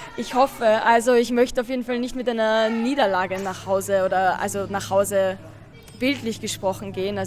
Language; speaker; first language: German; native; German